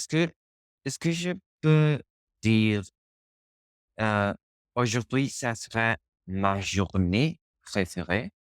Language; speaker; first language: French; non-native, learner; Spanish